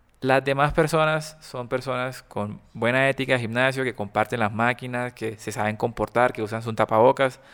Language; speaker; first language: Spanish; native; Spanish